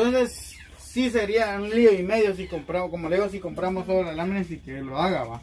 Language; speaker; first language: Spanish; native; Spanish